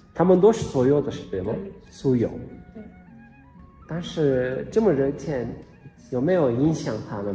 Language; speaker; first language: Chinese; non-native, learner; Turkish